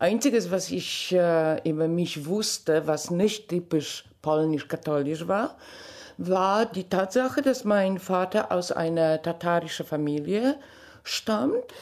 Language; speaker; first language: German; non-native, fluent; Polish